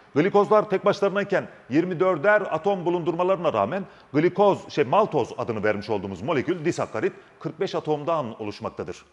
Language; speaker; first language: Turkish; native; Turkish